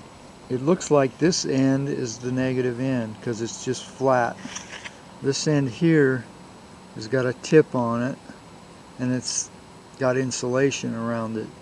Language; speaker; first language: English; native; English